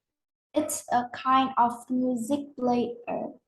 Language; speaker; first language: English; non-native, learner; Vietnamese